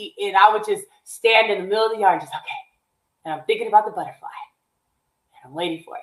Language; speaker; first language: English; native; English